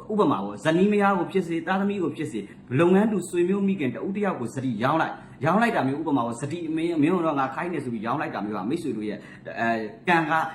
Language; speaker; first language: Burmese; native; Burmese